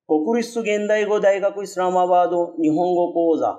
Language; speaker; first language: Japanese; non-native, fluent; Urdu